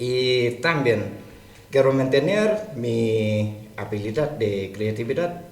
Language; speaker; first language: Spanish; non-native, learner; Thai